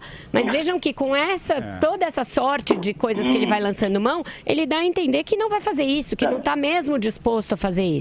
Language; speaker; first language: Portuguese; native; Portuguese